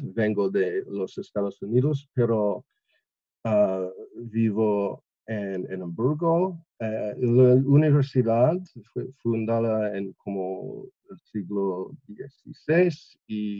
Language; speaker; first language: Spanish; non-native, learner; English